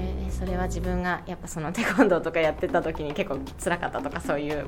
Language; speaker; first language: Japanese; native; Japanese